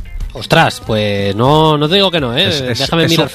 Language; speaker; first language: Spanish; native; Spanish